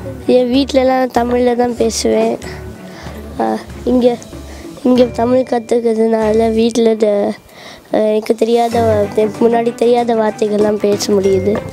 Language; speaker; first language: Tamil; early bilingual, heritage; Tamil